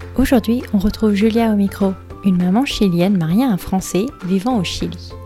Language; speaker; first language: French; native; French